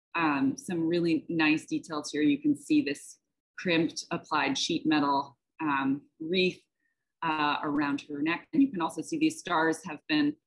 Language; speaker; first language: English; native; English